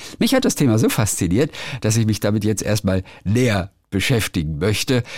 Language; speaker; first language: German; native; German